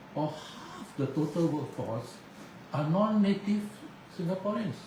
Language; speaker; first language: English; non-native, local second language; Chinese